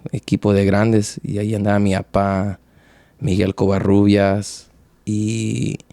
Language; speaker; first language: Spanish; early bilingual, heritage; Spanish